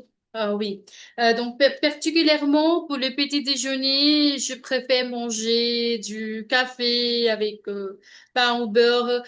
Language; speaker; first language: French; non-native, learner; Punjabi